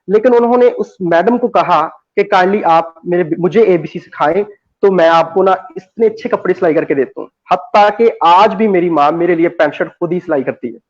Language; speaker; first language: Hindi; non-native, local second language; Punjabi